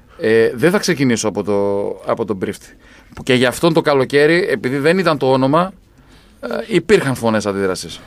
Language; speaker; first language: Greek; native; Greek